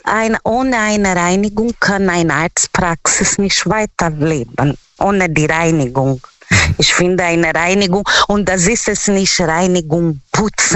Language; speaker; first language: German; non-native, learner; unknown